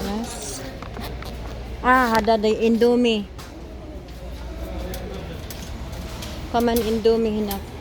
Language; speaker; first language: Arabic; non-native, learner; Filipino